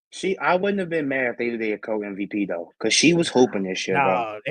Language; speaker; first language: English; native; English